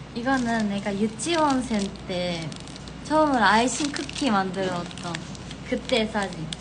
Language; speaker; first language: Korean; non-native, fluent; Japanese